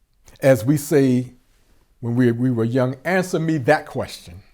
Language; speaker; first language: English; native; English